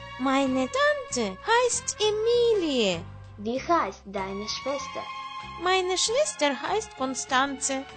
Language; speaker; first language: German; non-native, learner; Russian